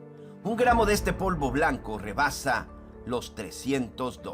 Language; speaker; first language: Spanish; native; Spanish